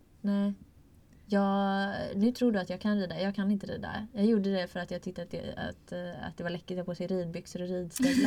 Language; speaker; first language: Swedish; native; Swedish